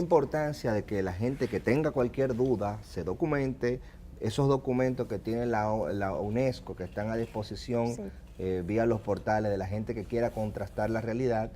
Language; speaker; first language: Spanish; native; Spanish